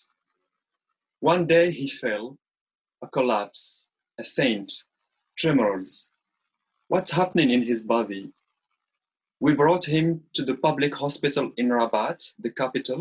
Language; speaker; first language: English; non-native, fluent; Arabic